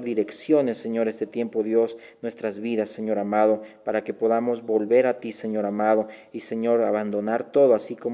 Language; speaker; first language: Spanish; native; Spanish